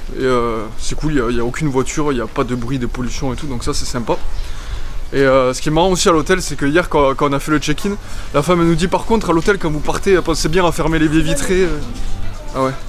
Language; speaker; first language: French; native; French